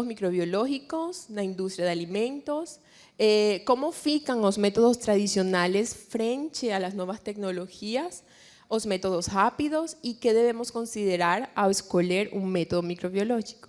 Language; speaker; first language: Portuguese; non-native, fluent; Spanish